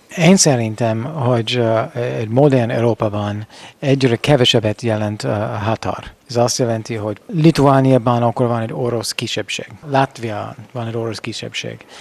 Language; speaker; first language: Hungarian; non-native, fluent; English